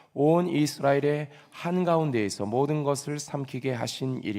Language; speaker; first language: Korean; native; Korean